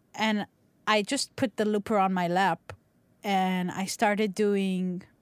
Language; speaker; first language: English; non-native, local second language; Hebrew